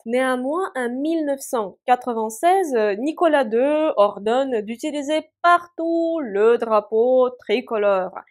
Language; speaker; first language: French; non-native, fluent; Russian